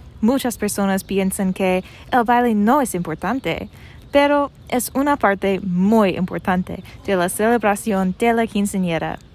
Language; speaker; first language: Spanish; non-native, learner; English